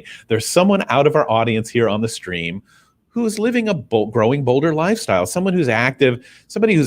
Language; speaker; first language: English; native; English